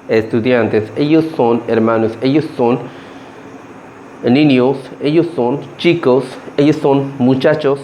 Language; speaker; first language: Spanish; non-native, learner; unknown